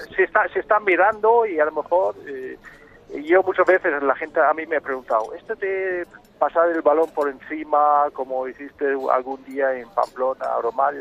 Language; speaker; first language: Spanish; non-native, fluent; Danish